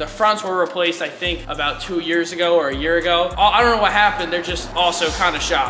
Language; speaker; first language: English; native; English